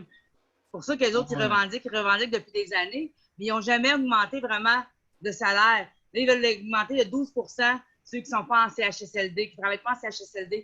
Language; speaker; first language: French; native; French